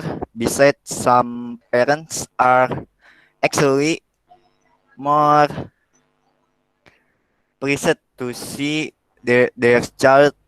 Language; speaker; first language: English; non-native, learner; Indonesian